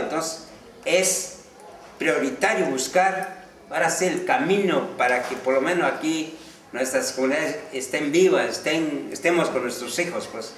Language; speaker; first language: Spanish; non-native, local second language; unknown